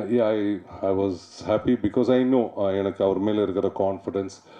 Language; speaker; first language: Tamil; native; Tamil